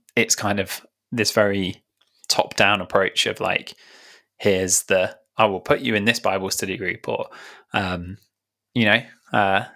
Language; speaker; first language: English; native; English